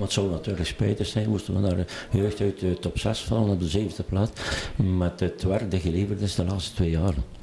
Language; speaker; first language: Dutch; native; Dutch